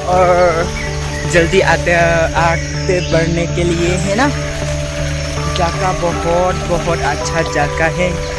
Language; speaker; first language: Hindi; non-native, local second language; Khasi